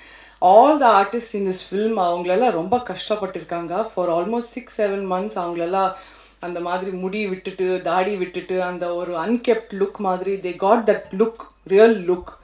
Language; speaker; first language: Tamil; non-native, fluent; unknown